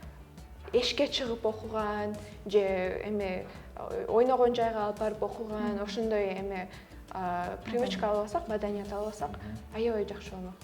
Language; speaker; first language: Kyrgyz; early bilingual, heritage; Kyrgyz